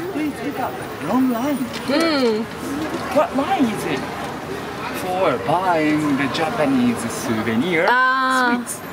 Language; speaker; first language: English; non-native, learner; Japanese